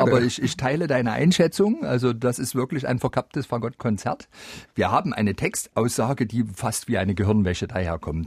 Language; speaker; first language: German; native; German